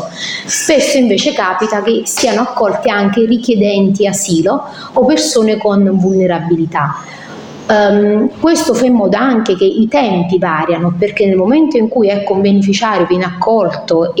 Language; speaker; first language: Italian; native; Italian